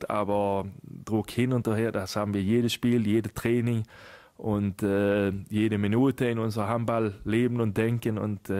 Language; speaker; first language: German; non-native, fluent; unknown